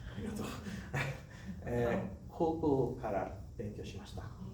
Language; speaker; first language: Japanese; non-native, learner; English